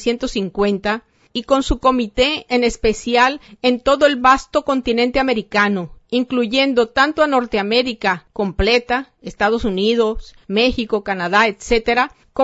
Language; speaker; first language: Spanish; native; Spanish